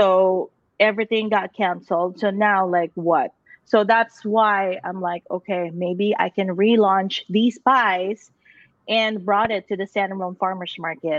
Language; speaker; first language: English; non-native, local second language; Filipino